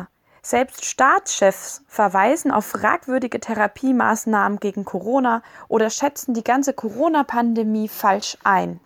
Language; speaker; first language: German; native; German